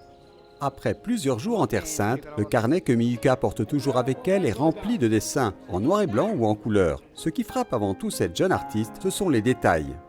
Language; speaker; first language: French; native; French